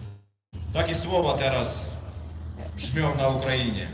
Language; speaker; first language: Polish; non-native, fluent; Ukrainian